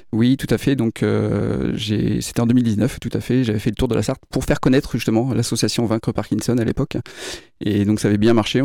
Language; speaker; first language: French; native; French